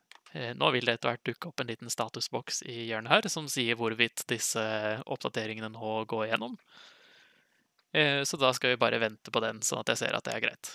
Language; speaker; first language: Norwegian; native; Norwegian